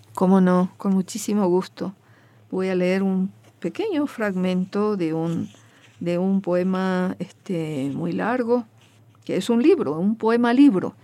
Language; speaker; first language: Spanish; non-native, local second language; Guarani